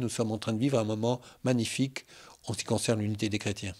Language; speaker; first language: French; native; French